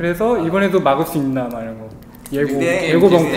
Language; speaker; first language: Korean; native; Korean